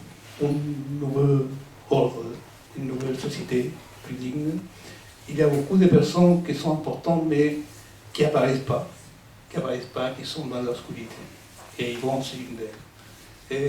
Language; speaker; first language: French; non-native, fluent; Spanish